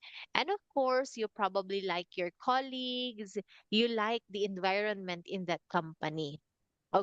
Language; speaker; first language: English; non-native, fluent; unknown